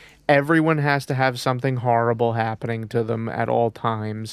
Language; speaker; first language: English; native; English